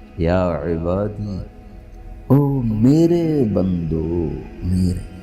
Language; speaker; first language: Urdu; non-native, local second language; Punjabi